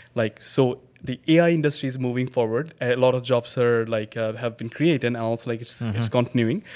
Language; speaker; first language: English; non-native, local second language; Bangla